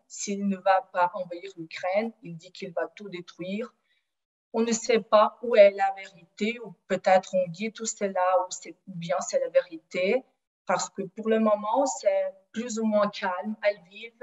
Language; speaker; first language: French; non-native, fluent; Ukrainian